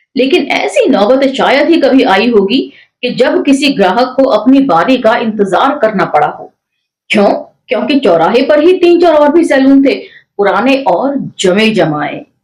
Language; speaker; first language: Hindi; native; Hindi